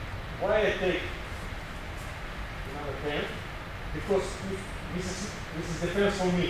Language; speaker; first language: English; non-native, learner; Russian